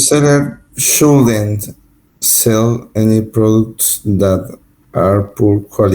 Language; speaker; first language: English; non-native, learner; Spanish